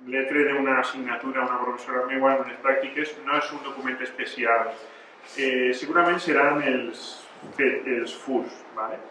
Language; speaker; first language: Spanish; non-native, local second language; Catalan